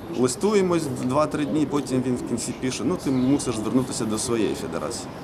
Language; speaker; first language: Ukrainian; native; Ukrainian